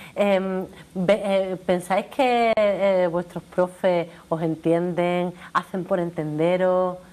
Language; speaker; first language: Spanish; native; Spanish